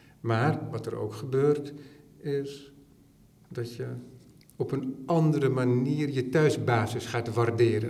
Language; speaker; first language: Dutch; native; Dutch